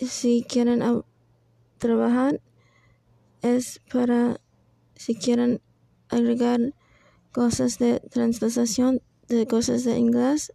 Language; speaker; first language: Spanish; non-native, learner; English